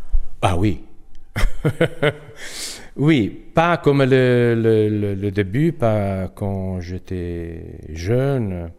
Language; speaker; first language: French; non-native, learner; Italian